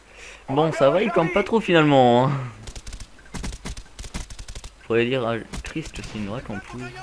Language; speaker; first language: French; native; French